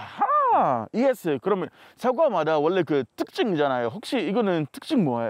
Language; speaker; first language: Korean; non-native, fluent; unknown